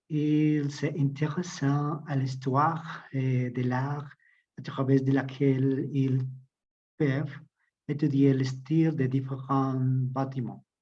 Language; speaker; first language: French; non-native, learner; Spanish